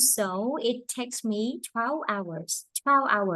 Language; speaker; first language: English; non-native, fluent; Vietnamese